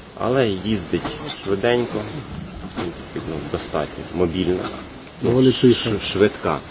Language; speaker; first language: Ukrainian; native; Ukrainian